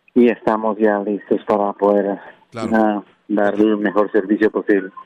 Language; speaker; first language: Spanish; non-native, local second language; Kʼicheʼ